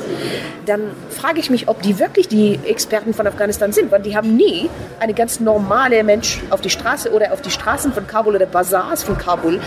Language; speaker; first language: German; non-native, fluent; Persian